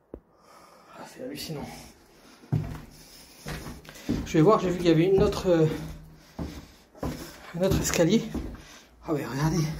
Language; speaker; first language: French; native; French